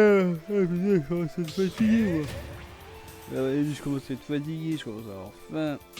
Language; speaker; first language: French; native; French